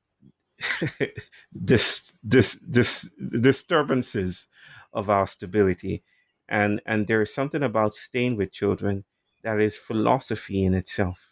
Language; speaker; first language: English; non-native, local second language; Yoruba